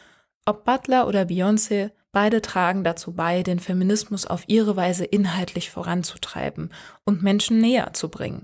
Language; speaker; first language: German; native; German